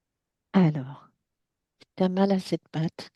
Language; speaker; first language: French; native; French